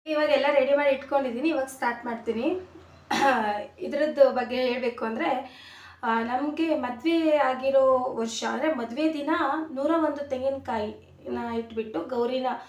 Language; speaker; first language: Kannada; non-native, local second language; Konkani